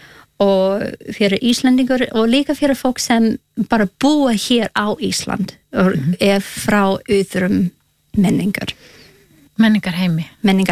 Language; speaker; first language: Icelandic; non-native, learner; Spanish